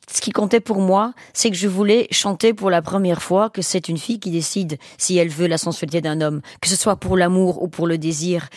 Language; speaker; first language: French; non-native, local second language; Dutch